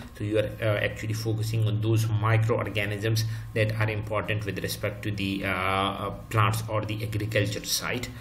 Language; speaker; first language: English; non-native, local second language; Urdu